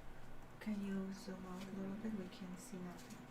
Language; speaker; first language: English; native; English